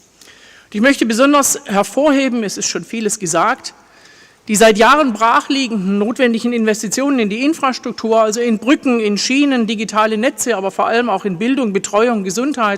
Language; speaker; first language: German; native; German